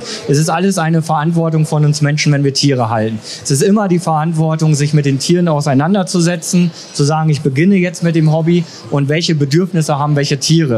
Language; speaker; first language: German; native; German